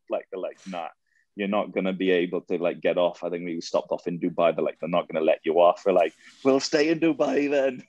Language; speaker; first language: English; native; English